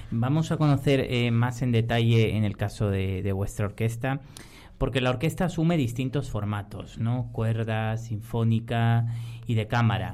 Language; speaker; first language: Spanish; native; Spanish